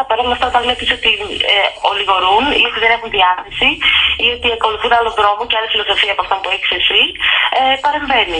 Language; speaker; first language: Greek; native; Greek